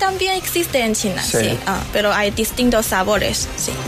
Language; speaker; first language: Spanish; non-native, learner; Chinese